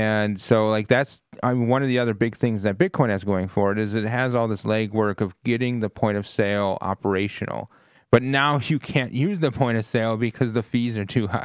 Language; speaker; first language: English; native; English